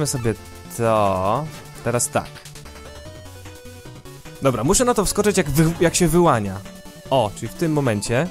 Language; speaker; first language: Polish; native; Polish